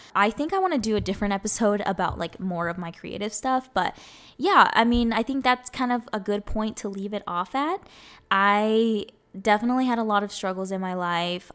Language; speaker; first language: English; early bilingual, other home language; Spanish